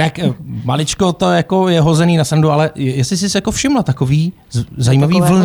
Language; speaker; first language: Czech; native; Czech